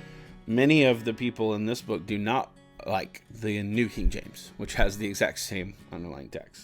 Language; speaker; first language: English; native; English